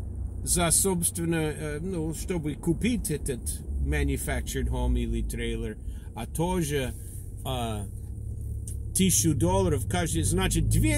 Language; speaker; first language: Russian; non-native, learner; English